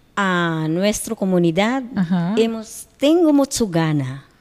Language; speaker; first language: Spanish; non-native, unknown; Filipino